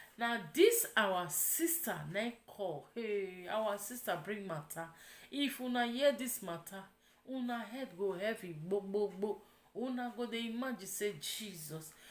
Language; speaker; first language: Nigerian Pidgin; non-native, local second language; Yoruba